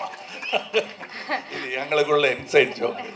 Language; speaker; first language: Tamil; native; Tamil